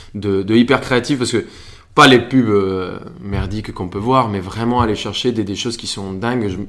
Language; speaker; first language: French; non-native, fluent; Spanish